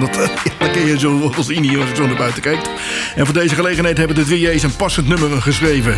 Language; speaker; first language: Dutch; native; Dutch